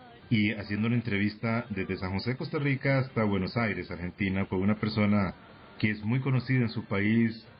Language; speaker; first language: Spanish; native; Spanish